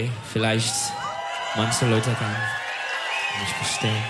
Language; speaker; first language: German; non-native, learner; Turkish